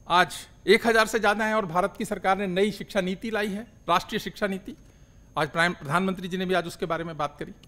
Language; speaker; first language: Hindi; native; Hindi